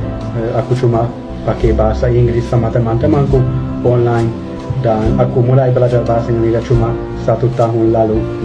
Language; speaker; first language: Indonesian; non-native, fluent; Hungarian